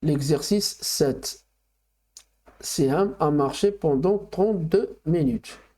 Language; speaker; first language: French; non-native, local second language; Arabic